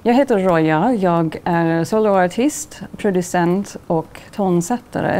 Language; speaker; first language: Swedish; non-native, fluent; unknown